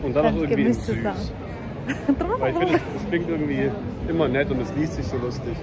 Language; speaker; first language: German; native; German